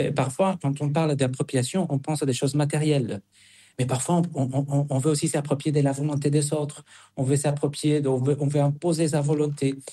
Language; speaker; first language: French; non-native, fluent; Spanish